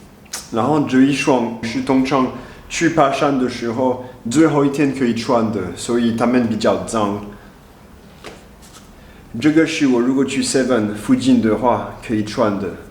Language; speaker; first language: Chinese; non-native, fluent; French